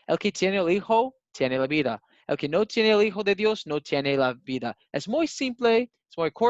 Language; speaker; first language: Spanish; non-native, learner; English